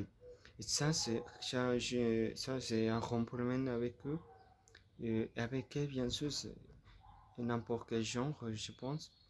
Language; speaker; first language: French; non-native, learner; Spanish